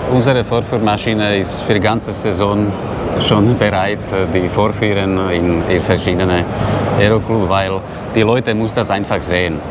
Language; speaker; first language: German; non-native, learner; Slovak